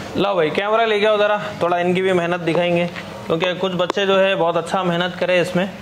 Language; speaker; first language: Hindi; native; Hindi